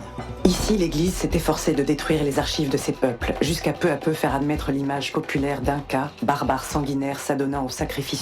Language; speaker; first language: French; native; French